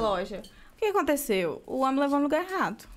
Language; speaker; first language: Portuguese; native; Portuguese